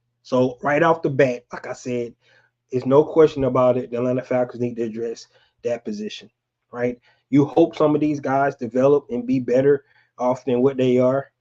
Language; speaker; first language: English; native; English